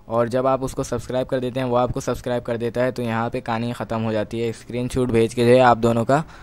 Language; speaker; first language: Hindi; native; Hindi